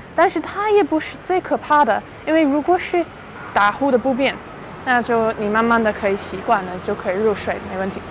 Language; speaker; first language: Chinese; early bilingual, heritage; Chinese